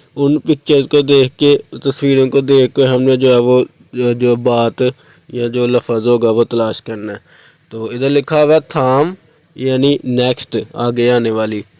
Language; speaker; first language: Urdu; non-native, local second language; Punjabi